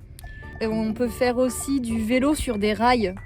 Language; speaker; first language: French; native; French